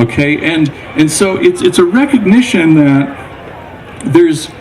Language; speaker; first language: English; native; English